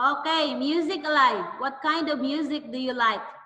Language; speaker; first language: English; non-native, fluent; Thai